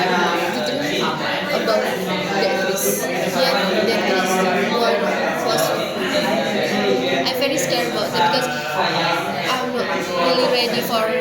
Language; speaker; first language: English; non-native, learner; Indonesian